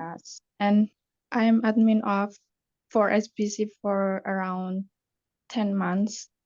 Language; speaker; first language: English; non-native, learner; Indonesian